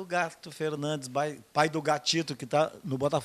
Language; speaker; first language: Portuguese; native; Portuguese